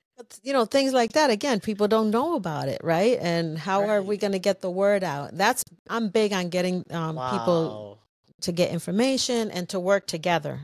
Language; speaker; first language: English; native; English